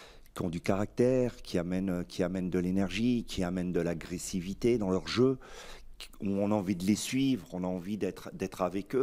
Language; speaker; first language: French; native; French